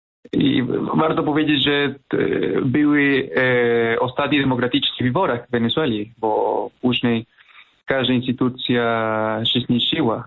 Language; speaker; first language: Polish; non-native, fluent; Spanish